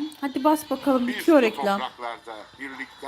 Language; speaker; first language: Turkish; native; Turkish